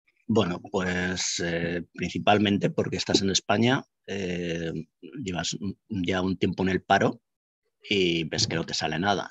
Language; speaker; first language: Spanish; native; Spanish